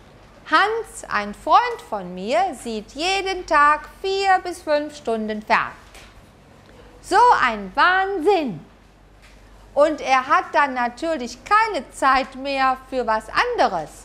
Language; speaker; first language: German; non-native, fluent; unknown